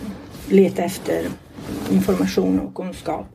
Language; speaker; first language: Swedish; non-native, fluent; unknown